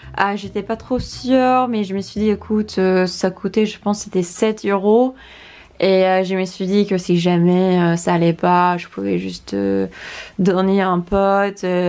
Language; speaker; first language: French; non-native, fluent; English